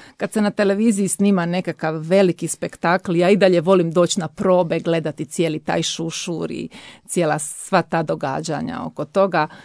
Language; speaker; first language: Croatian; native; Croatian